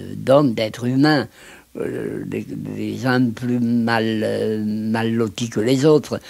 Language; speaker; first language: French; native; French